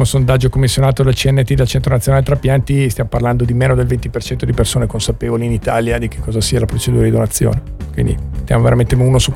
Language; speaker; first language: Italian; native; Italian